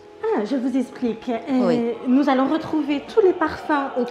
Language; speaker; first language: French; native; French